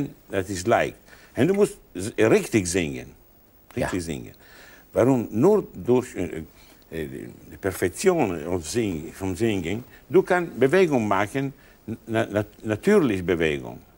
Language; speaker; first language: German; non-native, learner; Italian